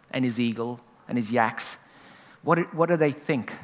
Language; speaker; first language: English; native; English